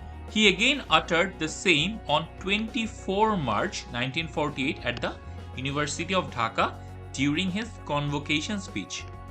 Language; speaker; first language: English; non-native, local second language; Bangla